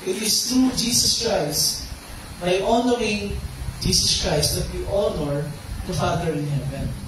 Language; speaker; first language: English; non-native, local second language; Filipino